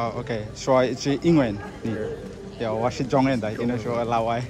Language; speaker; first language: Chinese; non-native, learner; Bangla